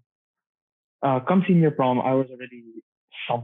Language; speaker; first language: English; non-native, local second language; Cebuano